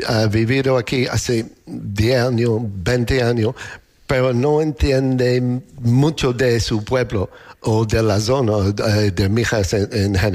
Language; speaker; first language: Spanish; non-native, learner; English